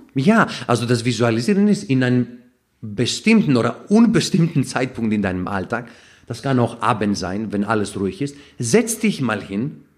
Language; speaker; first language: German; non-native, fluent; Greek